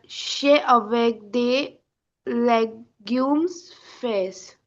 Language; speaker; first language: French; non-native, learner; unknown